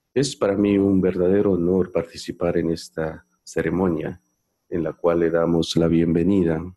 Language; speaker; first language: Spanish; non-native, fluent; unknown